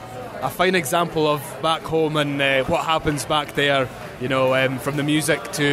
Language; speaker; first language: English; native; English